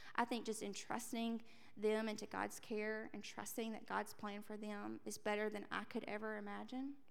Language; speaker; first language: English; native; English